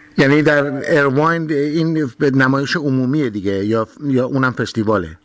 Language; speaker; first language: Persian; native; Persian